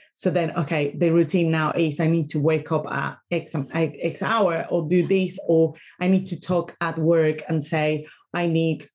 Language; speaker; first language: English; non-native, fluent; Spanish